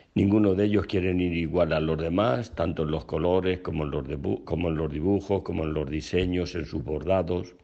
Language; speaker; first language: Spanish; native; Spanish